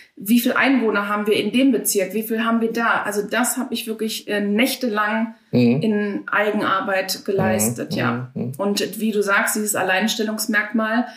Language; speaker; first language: German; native; German